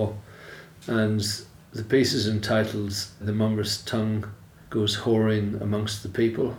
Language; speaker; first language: English; native; English